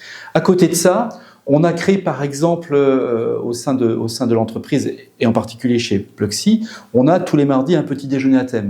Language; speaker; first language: French; native; French